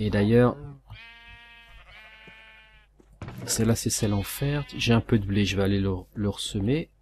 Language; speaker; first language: French; native; French